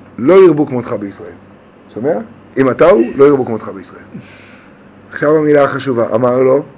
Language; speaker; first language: Hebrew; native; Hebrew